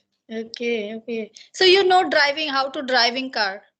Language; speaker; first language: English; non-native, learner; Hindi